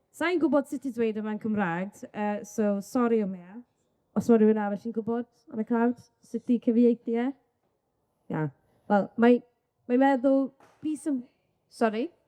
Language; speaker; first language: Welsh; non-native, local second language; English